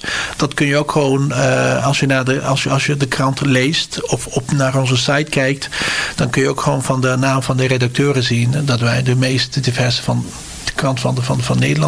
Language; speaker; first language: Dutch; non-native, fluent; Turkish